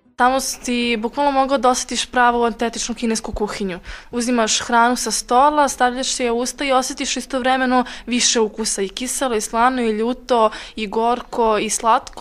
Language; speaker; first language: Serbian; native; Serbian